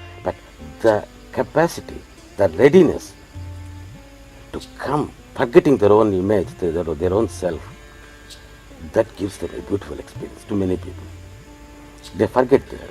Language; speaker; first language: English; non-native, local second language; Telugu